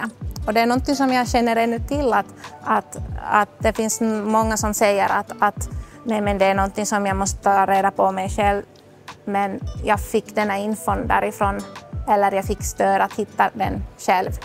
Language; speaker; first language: Swedish; non-native, local second language; Finnish